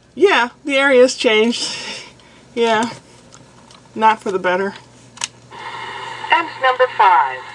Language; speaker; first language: English; native; English